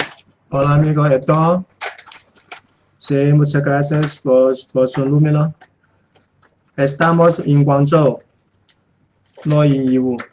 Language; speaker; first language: Spanish; non-native, learner; Chinese